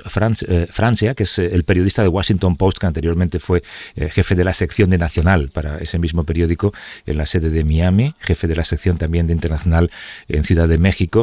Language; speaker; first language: Spanish; native; Spanish